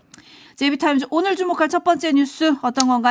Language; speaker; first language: Korean; native; Korean